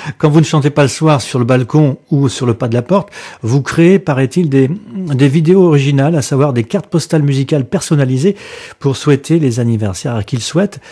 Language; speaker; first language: French; native; French